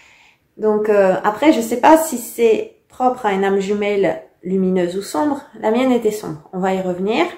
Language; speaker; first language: French; native; French